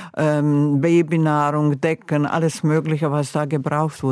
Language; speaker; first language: German; non-native, fluent; Croatian